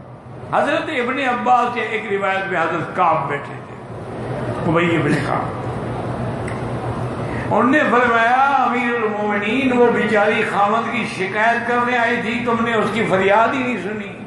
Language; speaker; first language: Urdu; native; Urdu